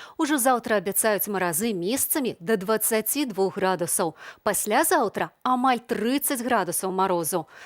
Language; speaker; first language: Belarusian; native; Belarusian